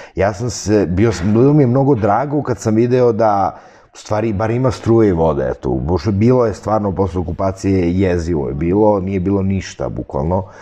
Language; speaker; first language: Serbian; early bilingual, heritage; Serbian